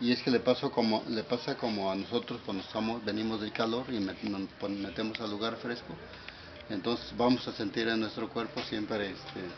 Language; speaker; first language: Spanish; native; Spanish